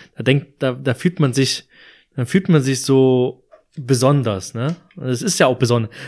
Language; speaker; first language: German; native; German